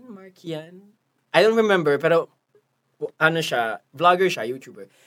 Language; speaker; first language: Filipino; early bilingual, heritage; Filipino